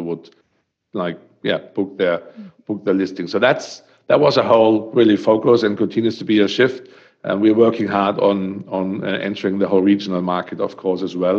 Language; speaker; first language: English; non-native, fluent; German